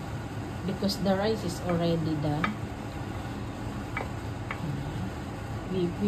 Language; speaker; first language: English; non-native, learner; Filipino